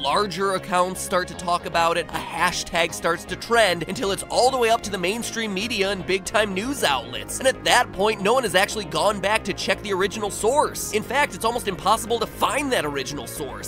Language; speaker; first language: English; native; English